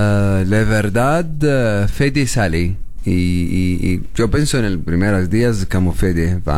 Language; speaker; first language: Spanish; non-native, learner; Arabic